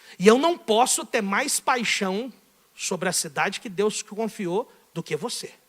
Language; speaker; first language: Portuguese; native; Portuguese